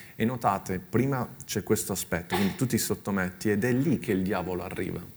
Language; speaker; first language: Italian; native; Italian